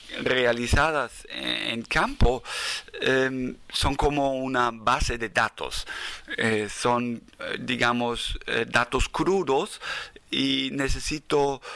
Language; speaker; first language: Spanish; non-native, fluent; German